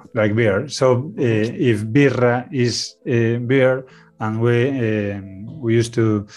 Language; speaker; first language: English; non-native, learner; Spanish